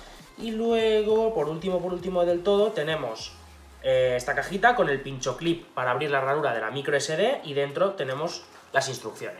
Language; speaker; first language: Spanish; native; Spanish